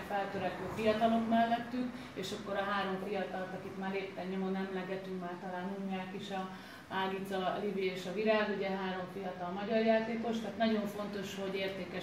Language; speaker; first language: Hungarian; native; Hungarian